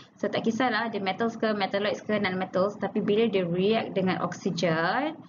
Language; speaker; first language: English; non-native, local second language; Malay